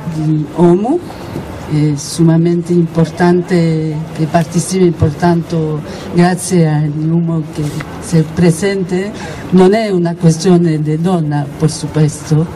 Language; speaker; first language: Italian; non-native, learner; Spanish